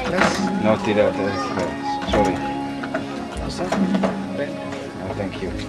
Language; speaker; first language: English; non-native, fluent; Dutch